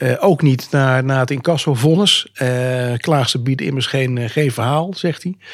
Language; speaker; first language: Dutch; native; Dutch